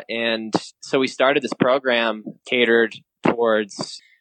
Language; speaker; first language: English; native; English